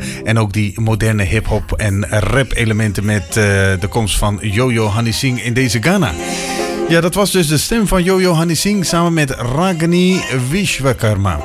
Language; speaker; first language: Dutch; native; Dutch